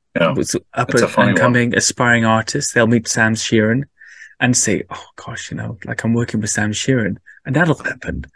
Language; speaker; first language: English; native; English